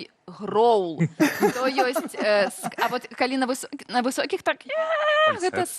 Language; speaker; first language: Belarusian; native; Belarusian